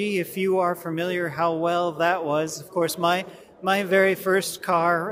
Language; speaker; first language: English; native; English